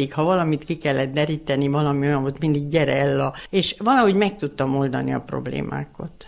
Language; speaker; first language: Hungarian; native; Hungarian